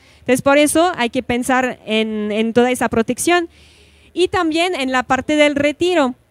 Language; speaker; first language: Spanish; non-native, fluent; French